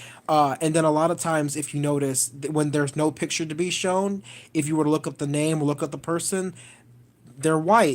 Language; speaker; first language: English; native; English